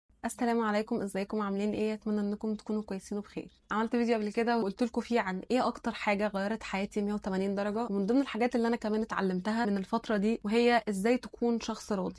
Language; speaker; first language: Arabic; native; Arabic